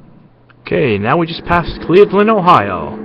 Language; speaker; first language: English; native; English